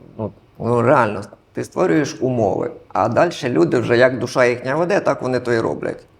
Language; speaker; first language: Ukrainian; non-native, local second language; Russian